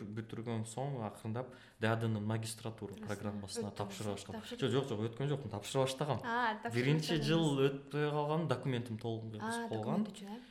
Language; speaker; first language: Kyrgyz; native; Kyrgyz